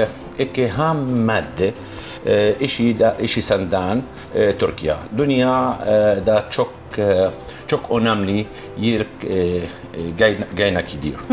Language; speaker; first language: Turkish; non-native, learner; Arabic